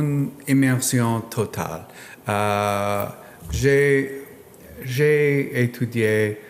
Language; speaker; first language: French; non-native, learner; English